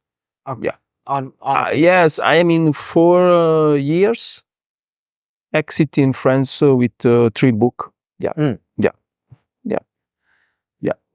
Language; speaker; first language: English; non-native, learner; Italian